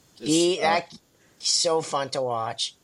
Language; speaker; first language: English; native; English